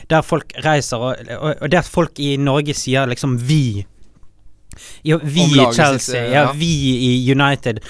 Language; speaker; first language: Norwegian; native; Norwegian